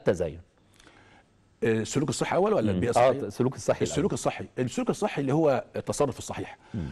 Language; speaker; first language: Arabic; native; Arabic